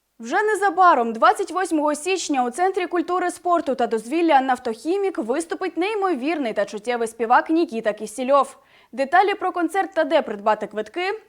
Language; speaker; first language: Ukrainian; native; Ukrainian